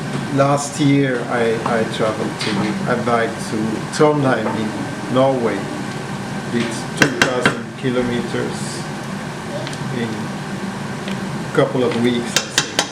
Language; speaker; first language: English; non-native, fluent; Swedish